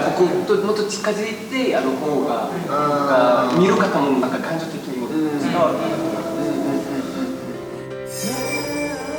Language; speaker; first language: Japanese; non-native, fluent; Korean